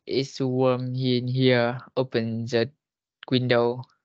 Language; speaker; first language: English; non-native, learner; Vietnamese